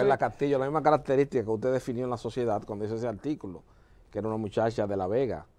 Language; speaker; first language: Spanish; native; Spanish